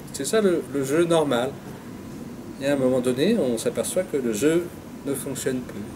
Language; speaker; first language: French; early bilingual, other home language; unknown